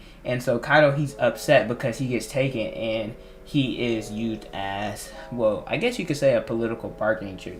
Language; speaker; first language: English; native; English